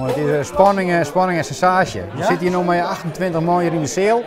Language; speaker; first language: Dutch; non-native, local second language; Western Frisian